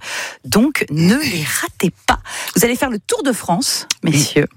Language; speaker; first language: French; native; French